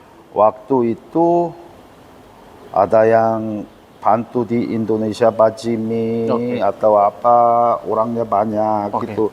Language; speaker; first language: Indonesian; non-native, learner; Korean